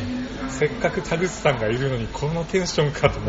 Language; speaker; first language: Japanese; native; Japanese